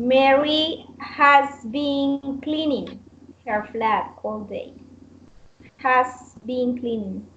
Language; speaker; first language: English; non-native, learner; Spanish